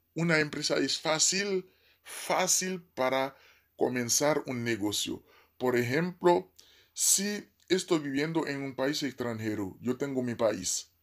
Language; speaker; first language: Spanish; non-native, fluent; Haitian Creole